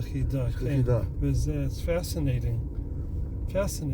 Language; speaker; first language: Hebrew; non-native, fluent; English